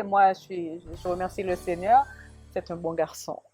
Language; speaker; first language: French; native; French